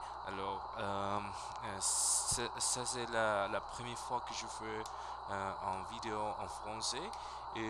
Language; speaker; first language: French; non-native, learner; Spanish